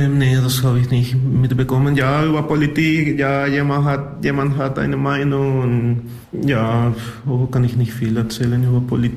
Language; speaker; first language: German; non-native, learner; Spanish